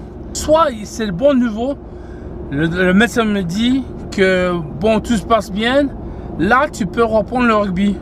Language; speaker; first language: French; non-native, fluent; English